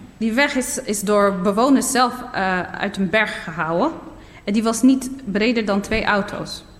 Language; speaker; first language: Dutch; early bilingual, other home language; Berber languages